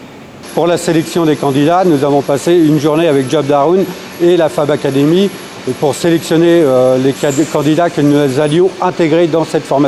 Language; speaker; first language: French; native; French